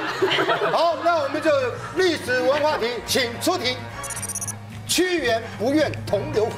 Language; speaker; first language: Chinese; native; Chinese